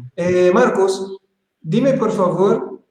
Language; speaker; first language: Spanish; non-native, fluent; Portuguese